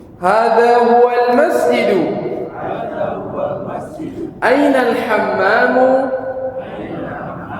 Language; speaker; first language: Arabic; non-native, fluent; Indonesian